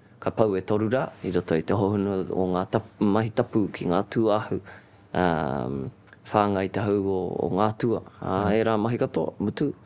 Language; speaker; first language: Māori; non-native, local second language; English